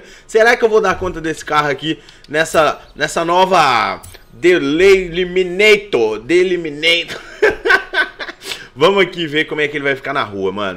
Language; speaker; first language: Portuguese; native; Portuguese